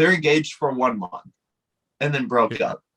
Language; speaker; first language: English; native; English